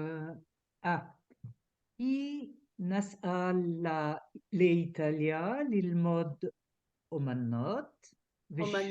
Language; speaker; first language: Hebrew; non-native, learner; French